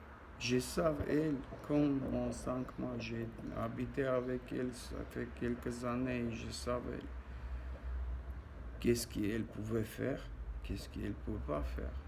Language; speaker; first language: French; non-native, learner; Armenian